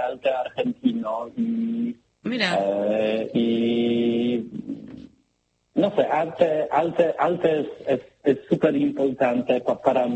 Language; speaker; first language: Spanish; non-native, learner; Polish